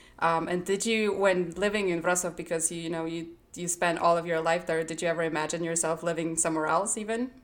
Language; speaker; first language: English; non-native, fluent; Polish